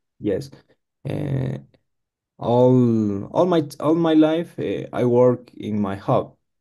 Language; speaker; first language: English; non-native, learner; Spanish